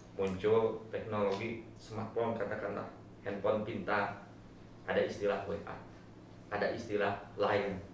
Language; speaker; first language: Indonesian; non-native, local second language; Sundanese